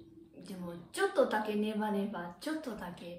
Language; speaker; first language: Japanese; non-native, learner; Chinese